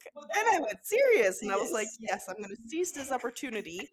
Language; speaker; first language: English; non-native, fluent; Norwegian